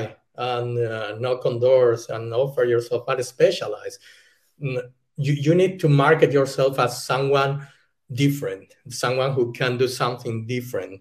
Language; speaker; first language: English; non-native, fluent; Spanish